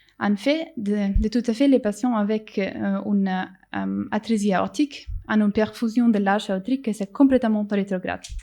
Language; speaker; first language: French; non-native, fluent; Italian